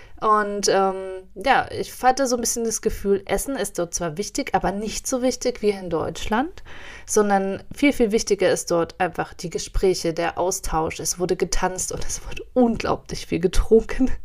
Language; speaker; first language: German; native; German